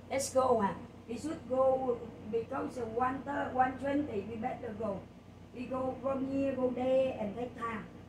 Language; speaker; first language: English; non-native, learner; Vietnamese